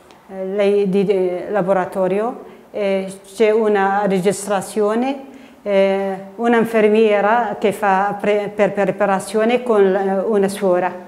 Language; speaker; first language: Italian; non-native, fluent; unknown